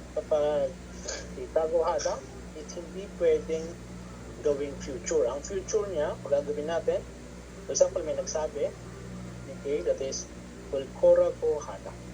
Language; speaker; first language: Filipino; non-native, local second language; Pampanga